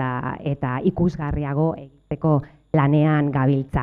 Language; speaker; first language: Basque; native; Basque